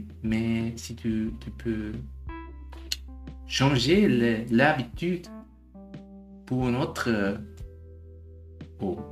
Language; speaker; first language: French; non-native, learner; German